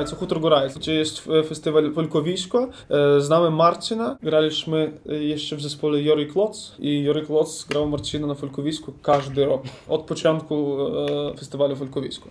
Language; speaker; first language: Polish; non-native, learner; Ukrainian